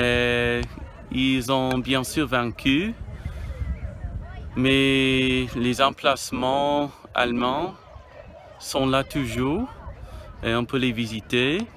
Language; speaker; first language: French; non-native, learner; English